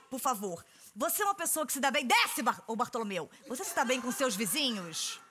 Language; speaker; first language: Portuguese; native; Portuguese